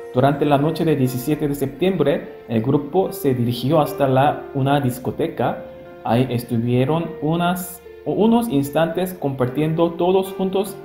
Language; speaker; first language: Spanish; non-native, fluent; Korean